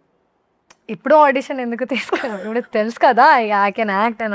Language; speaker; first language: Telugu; non-native, local second language; Hindi